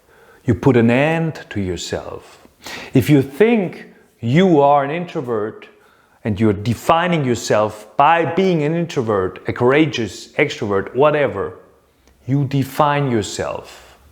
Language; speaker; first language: English; non-native, fluent; German